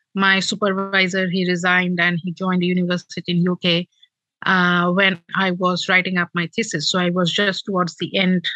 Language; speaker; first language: English; non-native, local second language; Bangla